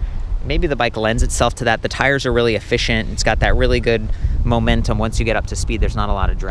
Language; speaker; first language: English; native; English